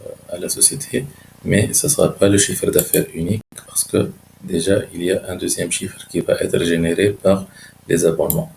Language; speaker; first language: French; non-native, local second language; Arabic